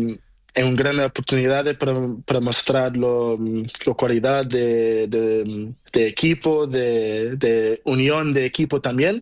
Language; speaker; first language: Spanish; non-native, learner; Portuguese